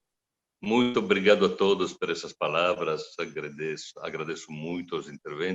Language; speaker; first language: Portuguese; non-native, fluent; Italian